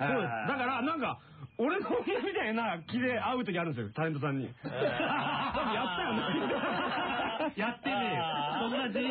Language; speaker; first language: Japanese; native; Japanese